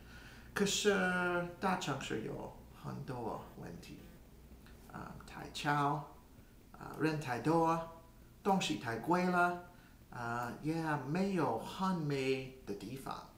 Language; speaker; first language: Chinese; non-native, learner; English